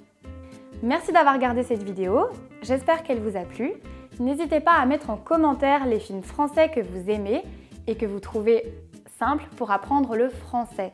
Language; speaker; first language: French; native; French